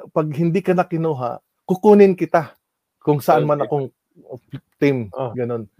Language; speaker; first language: Filipino; non-native, local second language; Waray